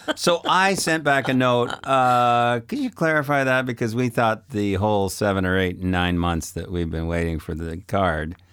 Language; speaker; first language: English; native; English